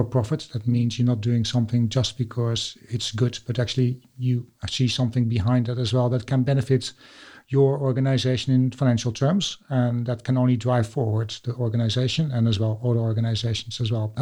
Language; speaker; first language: English; non-native, fluent; Dutch